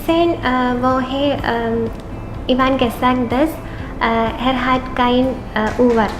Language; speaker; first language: German; non-native, learner; Malayalam